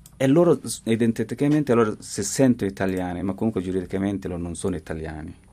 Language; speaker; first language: Italian; non-native, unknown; Persian